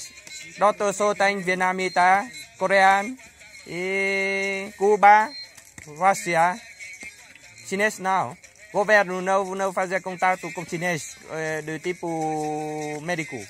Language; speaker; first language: Portuguese; non-native, learner; Vietnamese